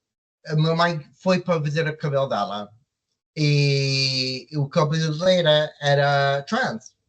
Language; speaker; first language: Portuguese; early bilingual, heritage; Portuguese